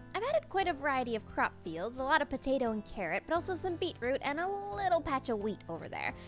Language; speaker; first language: English; native; English